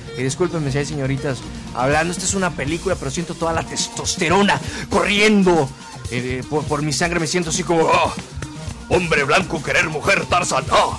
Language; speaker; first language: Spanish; native; Spanish